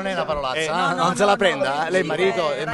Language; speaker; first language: Italian; native; Italian